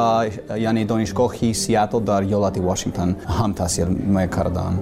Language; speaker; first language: Persian; non-native, learner; English